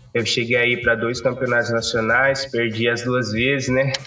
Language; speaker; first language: Portuguese; non-native, local second language; Kabuverdianu